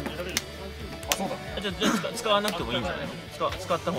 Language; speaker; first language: Japanese; native; Japanese